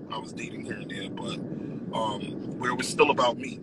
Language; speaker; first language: English; native; English